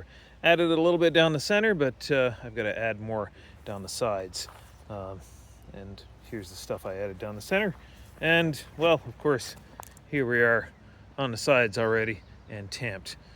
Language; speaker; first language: English; native; English